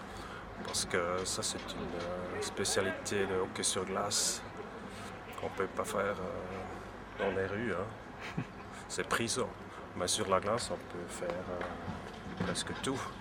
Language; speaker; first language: French; non-native, local second language; German